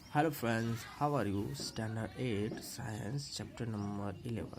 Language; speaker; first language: English; non-native, local second language; Gujarati